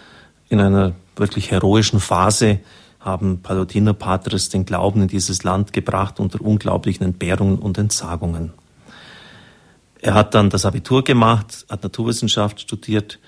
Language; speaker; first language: German; native; German